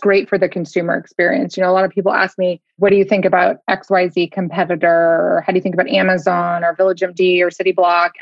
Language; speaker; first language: English; native; English